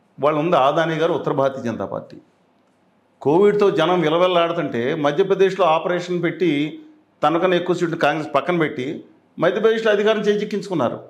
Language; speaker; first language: Telugu; native; Telugu